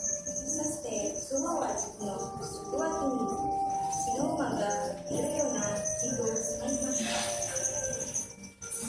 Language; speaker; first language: Japanese; non-native, learner; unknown